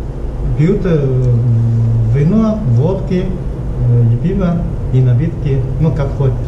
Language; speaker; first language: Russian; non-native, learner; Chinese